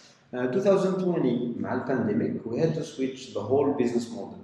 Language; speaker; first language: French; non-native, local second language; Arabic